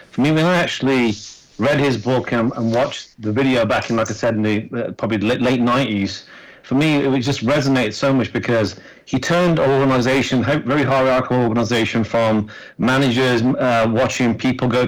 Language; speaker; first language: English; native; English